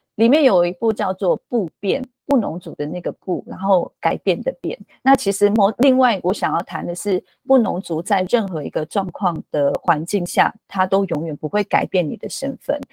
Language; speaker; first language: Chinese; non-native, local second language; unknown